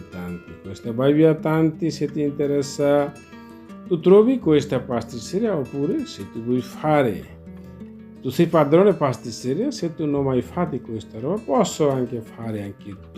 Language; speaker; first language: Italian; non-native, learner; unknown